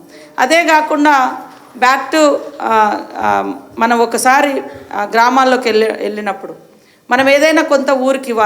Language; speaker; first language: Telugu; native; Telugu